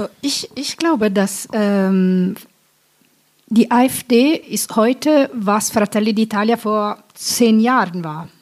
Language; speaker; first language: German; non-native, fluent; Italian